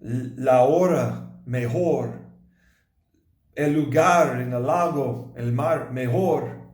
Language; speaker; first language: Spanish; non-native, learner; English